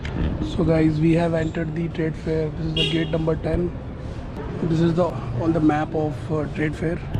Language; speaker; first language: English; non-native, local second language; Hindi